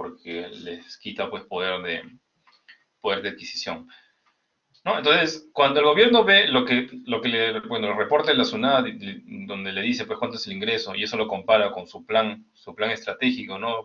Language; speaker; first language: Spanish; native; Spanish